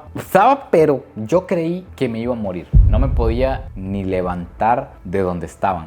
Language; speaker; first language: Spanish; native; Spanish